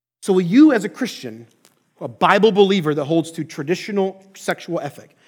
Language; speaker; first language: English; native; English